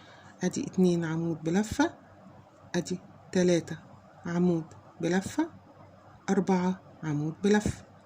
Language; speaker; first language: Arabic; native; Arabic